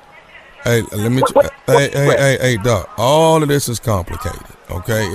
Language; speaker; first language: English; native; English